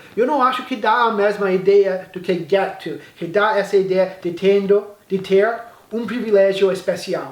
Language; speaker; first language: Portuguese; non-native, fluent; English